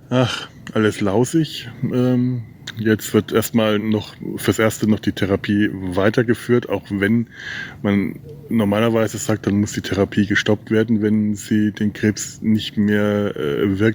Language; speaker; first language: German; native; German